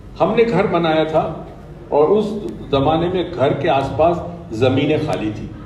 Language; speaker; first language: Urdu; native; Urdu